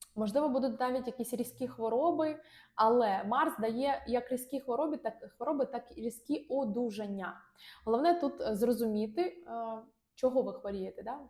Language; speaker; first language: Ukrainian; non-native, local second language; Russian